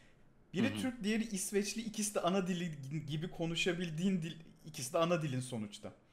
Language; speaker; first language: Turkish; native; Turkish